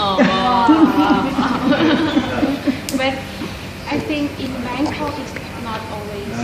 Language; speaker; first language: English; non-native, learner; Thai